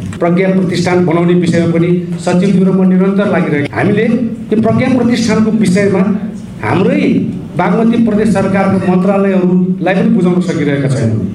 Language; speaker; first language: Nepali; non-native, local second language; Newari